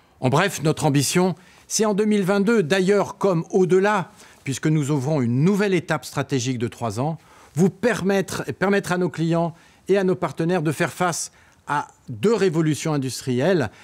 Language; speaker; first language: French; native; French